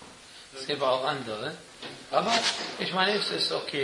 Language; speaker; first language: German; non-native, fluent; Arabic